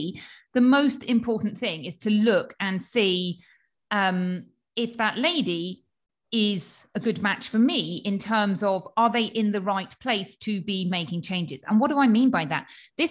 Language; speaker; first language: English; native; English